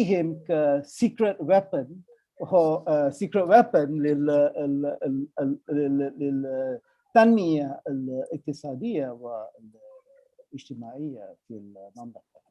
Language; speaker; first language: Arabic; non-native, fluent; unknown